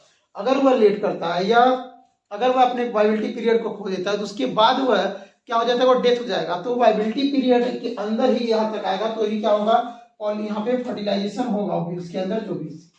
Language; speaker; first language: Hindi; native; Hindi